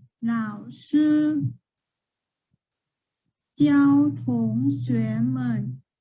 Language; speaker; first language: Chinese; non-native, fluent; Thai